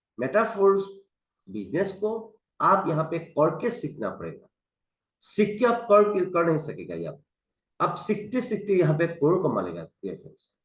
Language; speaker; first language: Hindi; non-native, local second language; Assamese